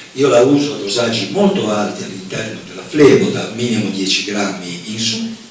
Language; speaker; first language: Italian; native; Italian